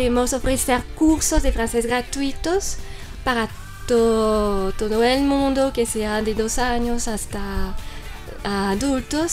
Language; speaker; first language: Spanish; non-native, fluent; French